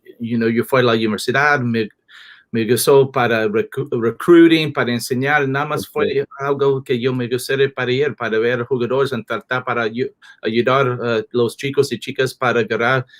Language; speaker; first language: Spanish; non-native, learner; English